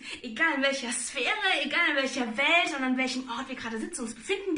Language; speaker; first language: German; native; German